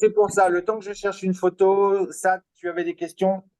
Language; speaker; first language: French; native; French